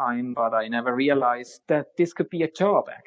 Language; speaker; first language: English; non-native, fluent; Swiss German